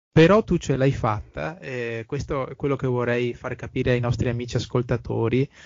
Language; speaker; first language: Italian; native; Italian